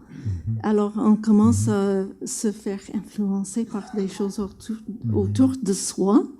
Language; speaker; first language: French; non-native, fluent; English